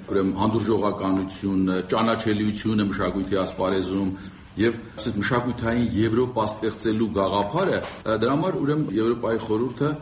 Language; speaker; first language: Armenian; native; Armenian